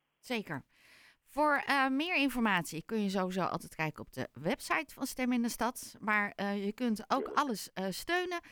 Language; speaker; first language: Dutch; native; Dutch